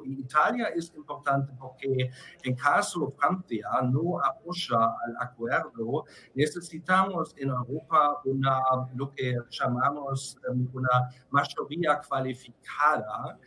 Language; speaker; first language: Spanish; non-native, fluent; German